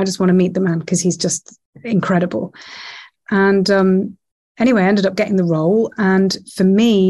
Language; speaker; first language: English; native; English